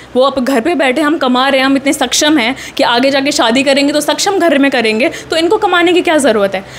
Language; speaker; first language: Hindi; native; Hindi